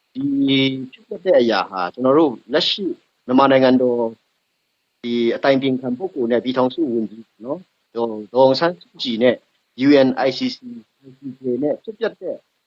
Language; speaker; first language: Burmese; non-native, local second language; Kachin